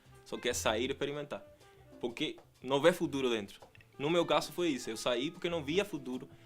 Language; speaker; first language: Portuguese; non-native, fluent; Spanish